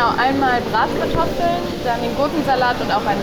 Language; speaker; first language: German; native; German